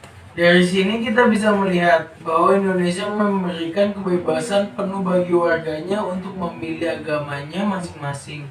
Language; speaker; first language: Indonesian; native; Indonesian